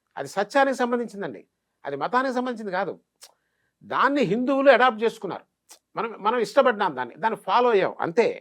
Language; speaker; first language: Telugu; native; Telugu